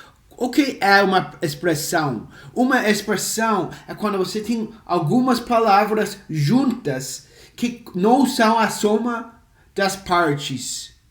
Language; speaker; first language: Portuguese; non-native, fluent; English